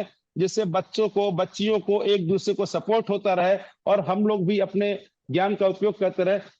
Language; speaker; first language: Hindi; native; Hindi